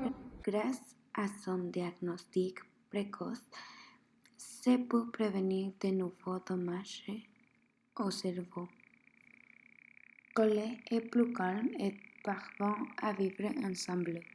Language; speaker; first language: French; non-native, learner; Spanish